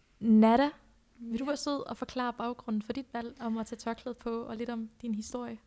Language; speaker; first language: Danish; early bilingual, other home language; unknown